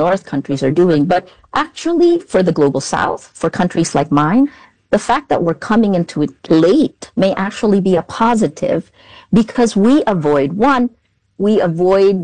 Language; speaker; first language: English; non-native, local second language; Filipino